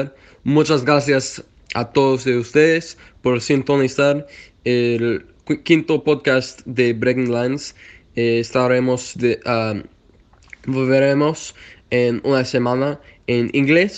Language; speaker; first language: Spanish; non-native, fluent; English